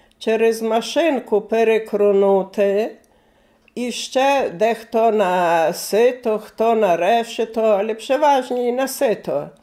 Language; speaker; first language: Ukrainian; native; Ukrainian